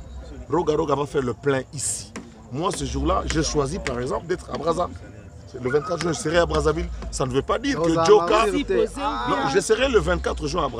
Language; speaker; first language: French; non-native, local second language; Lingala